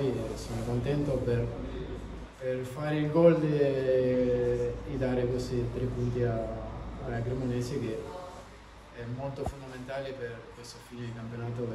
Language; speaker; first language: Italian; non-native, fluent; Spanish